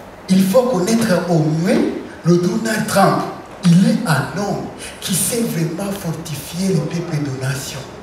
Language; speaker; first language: French; non-native, local second language; Rundi